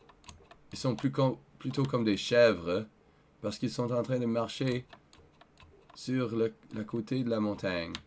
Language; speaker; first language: French; non-native, learner; English